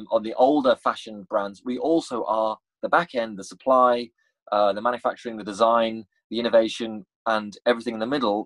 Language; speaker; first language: English; native; English